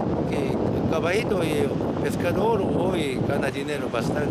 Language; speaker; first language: Spanish; non-native, learner; Korean